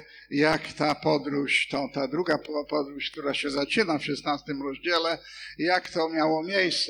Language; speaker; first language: Polish; non-native, fluent; English